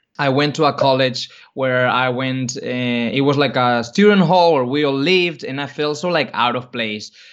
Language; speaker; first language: English; non-native, fluent; Spanish